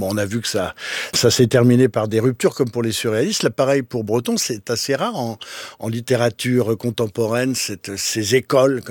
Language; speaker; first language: French; native; French